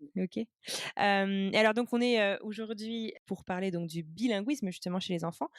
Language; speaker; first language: French; native; French